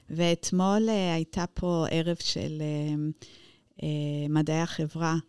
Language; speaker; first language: Hebrew; non-native, fluent; English